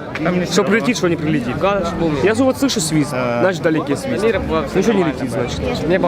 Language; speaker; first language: Russian; native; Russian